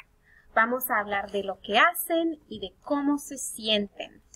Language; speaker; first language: Spanish; non-native, fluent; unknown